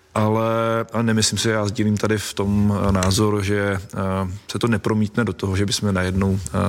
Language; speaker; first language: Czech; non-native, fluent; English